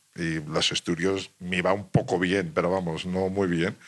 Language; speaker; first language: Spanish; non-native, fluent; English